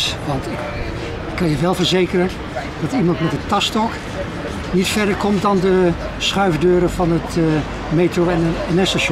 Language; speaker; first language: Dutch; native; Dutch